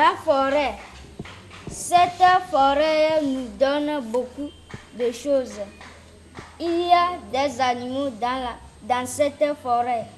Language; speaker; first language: French; non-native, learner; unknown